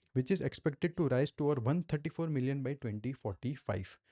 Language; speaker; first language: English; non-native, local second language; Gujarati